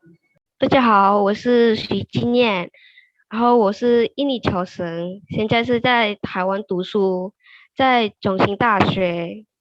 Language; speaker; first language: Chinese; early bilingual, heritage; Chinese